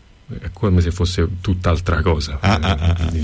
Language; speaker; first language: Italian; native; Italian